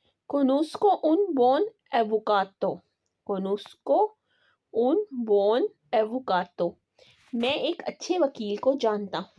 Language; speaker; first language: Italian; non-native, learner; Urdu